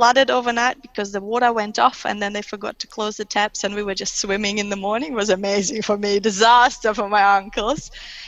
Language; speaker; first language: English; non-native, fluent; Russian